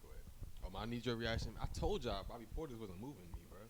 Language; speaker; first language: English; native; English